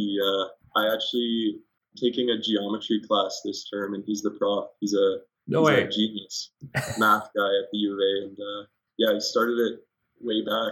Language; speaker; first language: English; native; English